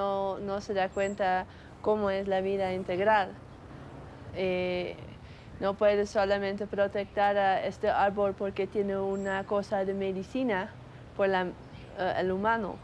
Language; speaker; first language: Spanish; non-native, learner; Dutch